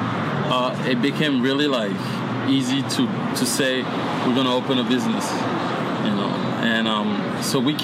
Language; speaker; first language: English; non-native, fluent; French